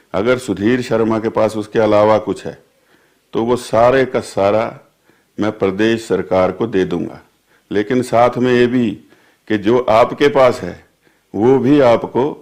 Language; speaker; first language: Hindi; native; Hindi